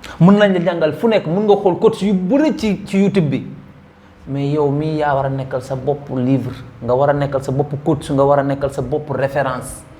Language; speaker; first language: Wolof; non-native, local second language; Fula